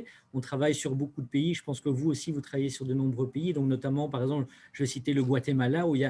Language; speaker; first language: French; native; French